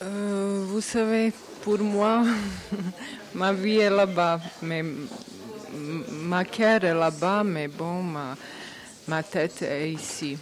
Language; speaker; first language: French; non-native, learner; Bosnian